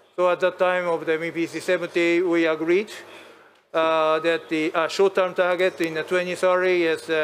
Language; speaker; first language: English; non-native, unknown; Japanese